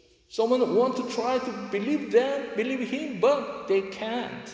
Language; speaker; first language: English; non-native, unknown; Korean